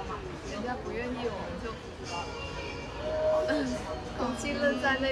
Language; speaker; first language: Chinese; non-native, local second language; Cantonese